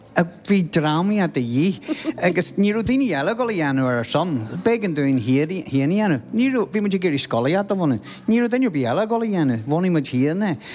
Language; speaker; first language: Irish; non-native, local second language; English